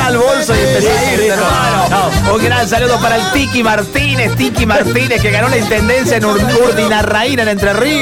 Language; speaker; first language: Spanish; native; Spanish